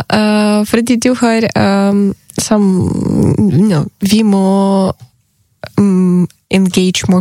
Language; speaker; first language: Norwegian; non-native, learner; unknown